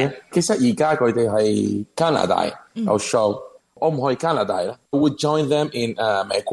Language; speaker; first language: Cantonese; non-native, learner; Spanish